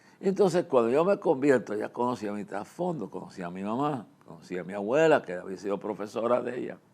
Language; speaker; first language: Spanish; non-native, fluent; English